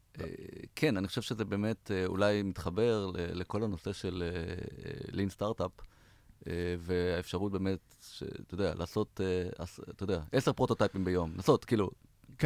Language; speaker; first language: Hebrew; native; Hebrew